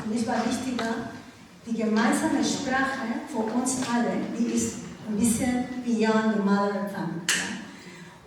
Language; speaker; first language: German; non-native, learner; Ukrainian